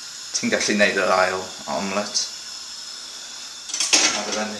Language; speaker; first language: Welsh; non-native, local second language; English